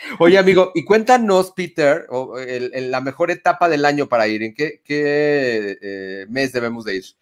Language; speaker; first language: Spanish; native; Spanish